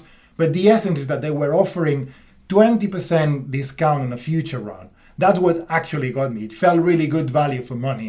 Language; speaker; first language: English; non-native, fluent; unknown